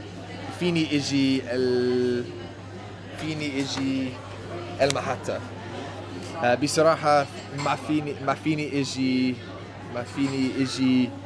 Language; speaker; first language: Arabic; non-native, learner; English